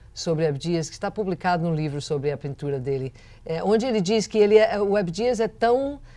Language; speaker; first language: Portuguese; non-native, fluent; English